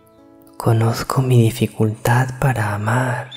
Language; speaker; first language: Spanish; native; Spanish